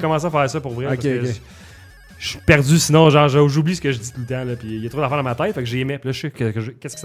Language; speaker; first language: French; native; French